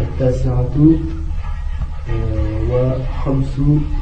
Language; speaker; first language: Arabic; non-native, learner; French